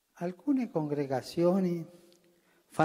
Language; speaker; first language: Italian; early bilingual, heritage; Spanish